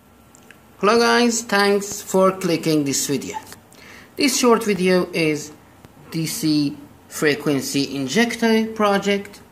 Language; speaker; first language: English; non-native, learner; Persian